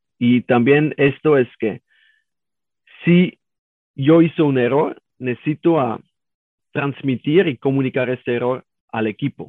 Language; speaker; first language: Spanish; non-native, learner; German